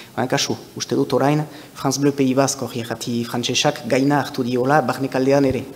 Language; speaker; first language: Basque; native; Basque